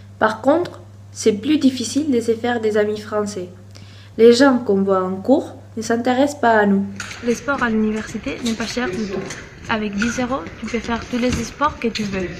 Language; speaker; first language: French; non-native, learner; Spanish